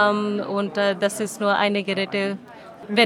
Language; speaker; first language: German; non-native, learner; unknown